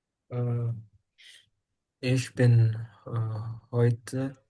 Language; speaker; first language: German; non-native, learner; Indonesian